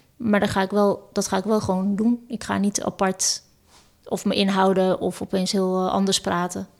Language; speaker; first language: Dutch; early bilingual, other home language; Turkish